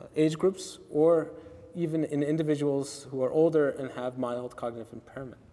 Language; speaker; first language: English; native; English